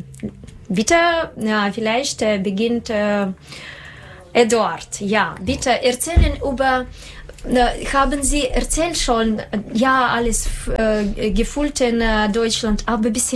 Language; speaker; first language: German; non-native, learner; Russian